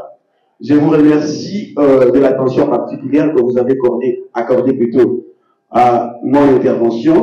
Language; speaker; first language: French; non-native, local second language; Lingala